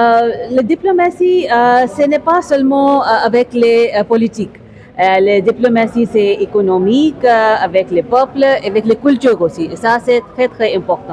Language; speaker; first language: French; non-native, fluent; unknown